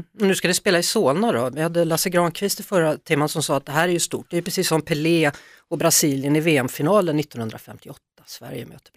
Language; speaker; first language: Swedish; native; Swedish